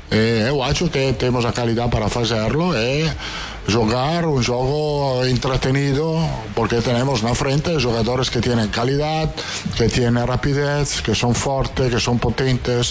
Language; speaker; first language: Portuguese; non-native, fluent; Italian